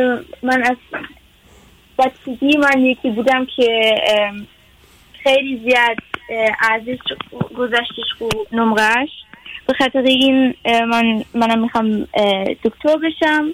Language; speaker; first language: Persian; early bilingual, heritage; Persian